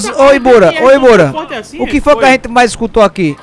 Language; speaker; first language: Portuguese; native; Portuguese